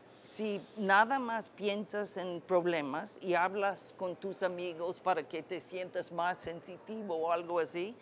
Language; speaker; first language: Spanish; non-native, fluent; English